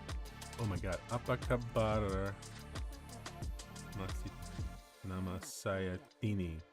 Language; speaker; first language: Indonesian; non-native, learner; English